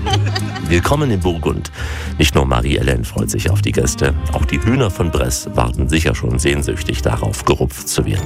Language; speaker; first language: German; native; German